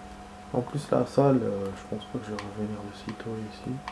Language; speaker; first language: French; native; French